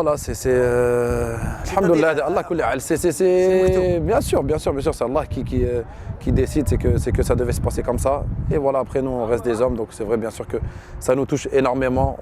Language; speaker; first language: French; early bilingual, other home language; Arabic